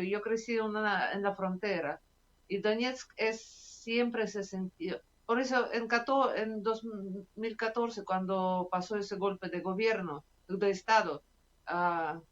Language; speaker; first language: Spanish; non-native, fluent; Russian